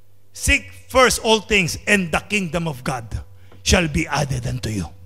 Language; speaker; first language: English; non-native, local second language; Filipino